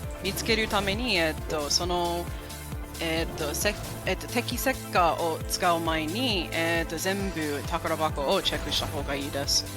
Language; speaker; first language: Japanese; non-native, fluent; English